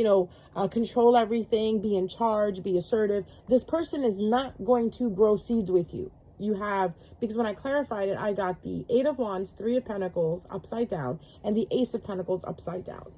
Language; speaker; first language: English; native; English